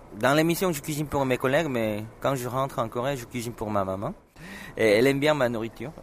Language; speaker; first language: French; non-native, fluent; Korean